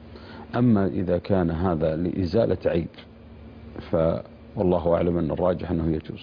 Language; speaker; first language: Arabic; native; Arabic